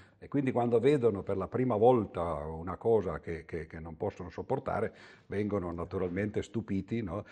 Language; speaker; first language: Italian; native; Italian